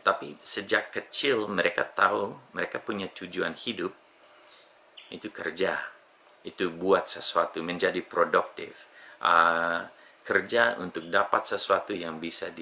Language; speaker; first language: Indonesian; non-native, fluent; English